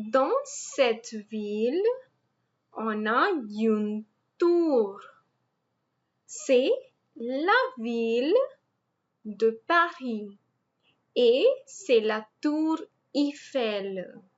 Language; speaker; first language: French; non-native, fluent; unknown